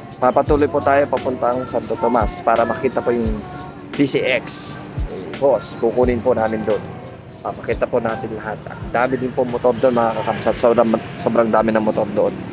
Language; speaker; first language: Filipino; non-native, local second language; Iloko